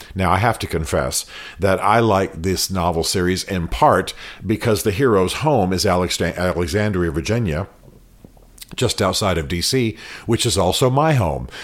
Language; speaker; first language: English; native; English